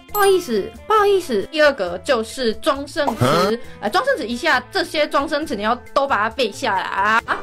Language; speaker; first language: Chinese; non-native, fluent; Korean